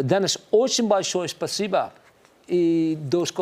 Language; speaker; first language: Russian; non-native, learner; Dutch